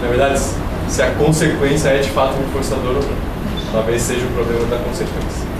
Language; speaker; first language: Portuguese; native; Portuguese